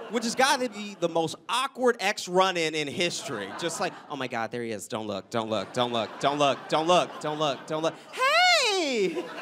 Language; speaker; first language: English; native; English